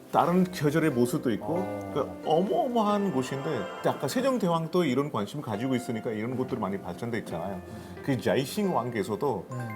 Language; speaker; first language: Korean; non-native, fluent; Hindi